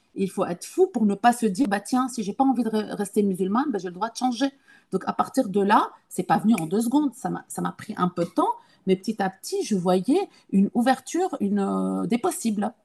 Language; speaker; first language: French; non-native, local second language; Arabic